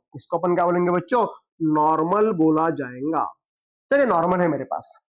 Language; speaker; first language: Hindi; non-native, local second language; Marathi